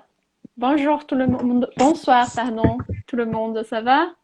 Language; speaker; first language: French; non-native, fluent; Portuguese